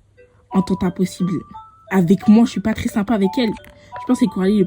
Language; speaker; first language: French; native; French